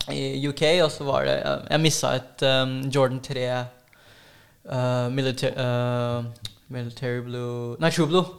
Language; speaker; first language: Norwegian; early bilingual, other home language; Filipino